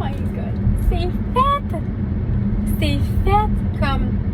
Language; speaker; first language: French; native; French